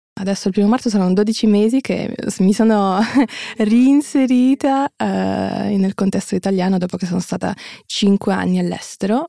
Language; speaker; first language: Italian; early bilingual, other home language; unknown